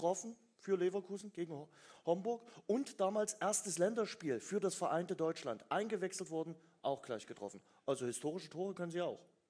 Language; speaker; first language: German; native; German